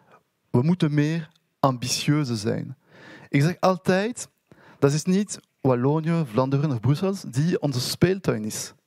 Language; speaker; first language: Dutch; non-native, learner; French